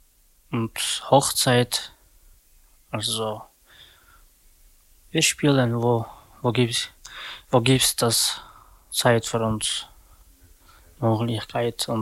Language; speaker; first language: German; non-native, learner; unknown